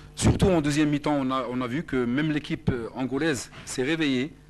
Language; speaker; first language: French; non-native, local second language; Arabic